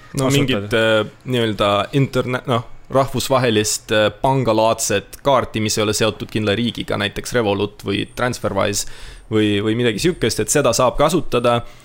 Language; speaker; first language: Estonian; non-native, local second language; Russian